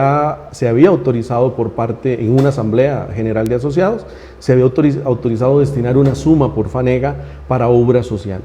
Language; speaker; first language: Spanish; native; Spanish